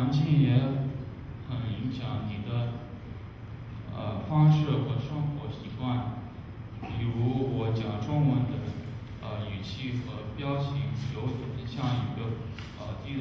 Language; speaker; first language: Chinese; non-native, learner; English